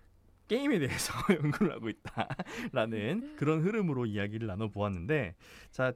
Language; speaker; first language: Korean; native; Korean